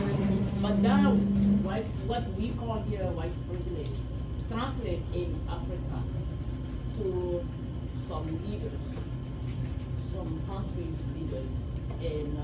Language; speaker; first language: English; non-native, fluent; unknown